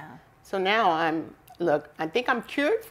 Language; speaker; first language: English; native; English